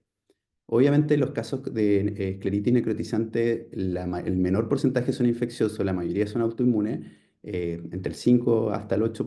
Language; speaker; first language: Spanish; native; Spanish